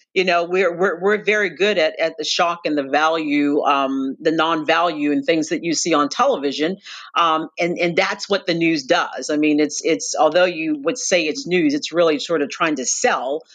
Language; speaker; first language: English; native; English